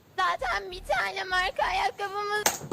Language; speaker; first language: Turkish; non-native, fluent; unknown